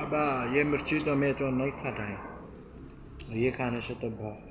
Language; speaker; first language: Hindi; non-native, local second language; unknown